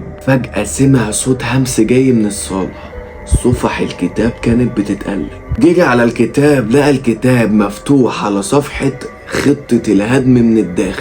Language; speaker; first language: Arabic; native; Arabic